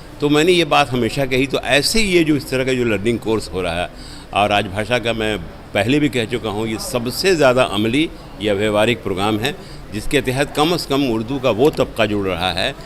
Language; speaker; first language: Hindi; native; Hindi